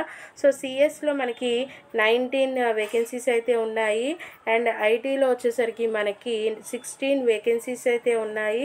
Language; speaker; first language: Telugu; native; Telugu